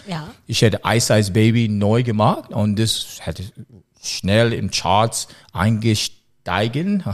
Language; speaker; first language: German; non-native, learner; English